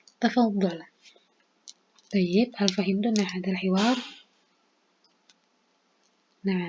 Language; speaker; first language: Arabic; non-native, fluent; Indonesian